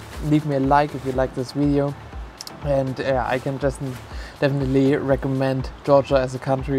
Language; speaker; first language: English; non-native, fluent; German